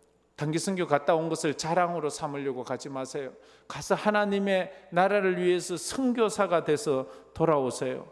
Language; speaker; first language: Korean; native; Korean